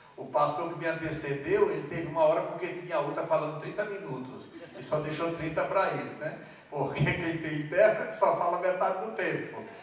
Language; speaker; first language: Portuguese; non-native, fluent; Malagasy